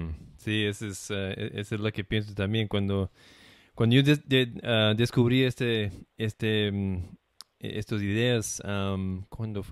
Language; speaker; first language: Spanish; non-native, learner; English